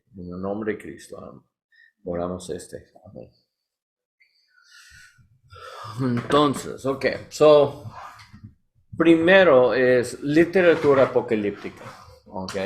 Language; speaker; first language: Spanish; non-native, learner; English